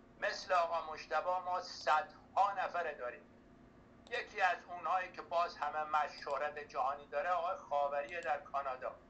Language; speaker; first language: Persian; native; Persian